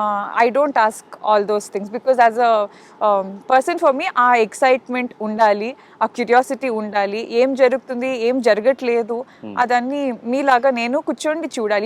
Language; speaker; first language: Telugu; non-native, local second language; Kannada